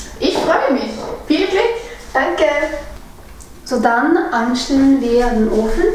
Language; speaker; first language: German; non-native, learner; Norwegian